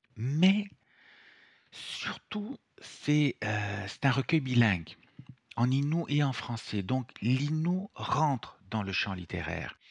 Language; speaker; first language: French; non-native, fluent; Italian